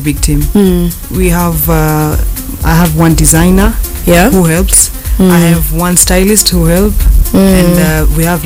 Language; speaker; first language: English; non-native, local second language; Swahili